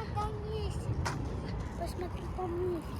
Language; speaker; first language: Russian; early bilingual, other home language; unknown